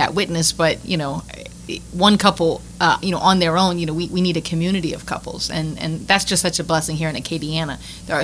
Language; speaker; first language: English; native; English